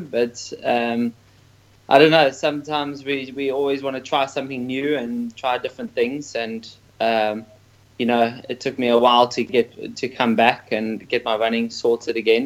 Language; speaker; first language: English; native; English